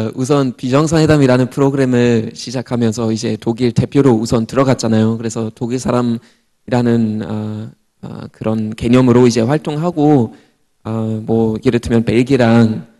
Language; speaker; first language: Korean; non-native, fluent; German